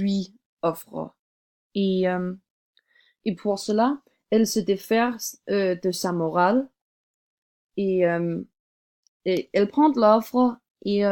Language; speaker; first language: French; non-native, learner; English